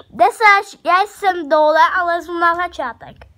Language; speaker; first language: Czech; early bilingual, other home language; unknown